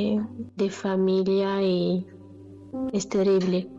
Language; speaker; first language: Spanish; non-native, learner; French